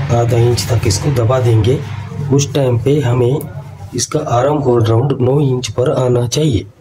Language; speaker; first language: Hindi; non-native, local second language; Kannada